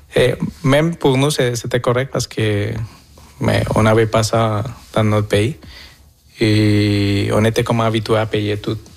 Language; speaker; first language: French; non-native, fluent; Spanish